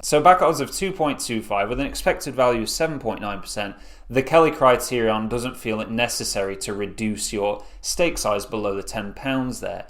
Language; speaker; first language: English; native; English